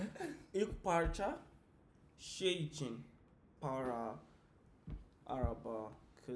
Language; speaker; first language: Turkish; non-native, fluent; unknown